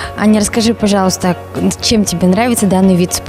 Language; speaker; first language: Russian; native; Russian